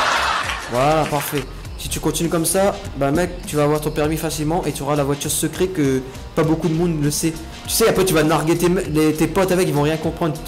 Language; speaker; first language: French; native; French